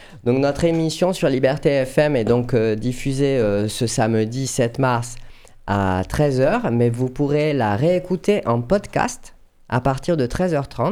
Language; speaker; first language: French; native; French